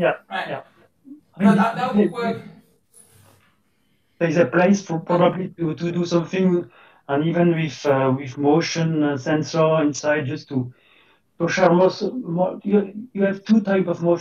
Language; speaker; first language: English; non-native, fluent; French